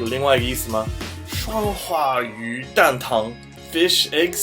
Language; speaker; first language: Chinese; non-native, fluent; English